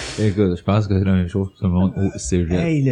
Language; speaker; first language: French; native; French